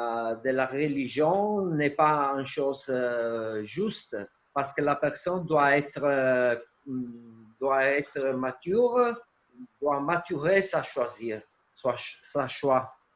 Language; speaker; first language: French; non-native, fluent; Italian